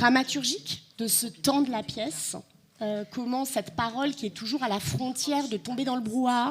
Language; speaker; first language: French; native; French